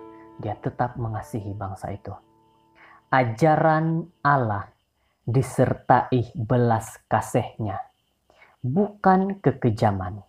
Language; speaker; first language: Indonesian; native; Indonesian